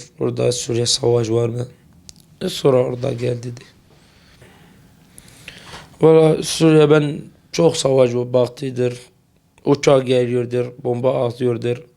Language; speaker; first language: Turkish; non-native, learner; Arabic